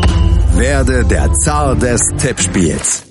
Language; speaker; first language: German; native; German